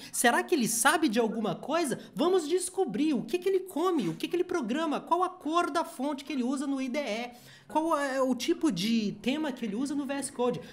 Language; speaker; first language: Portuguese; native; Portuguese